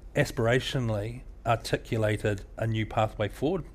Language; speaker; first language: English; native; English